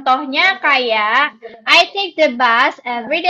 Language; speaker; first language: English; non-native, learner; Indonesian